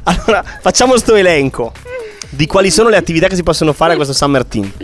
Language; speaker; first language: Italian; native; Italian